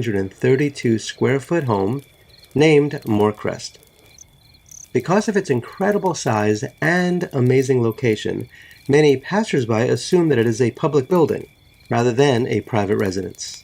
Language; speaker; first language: English; native; English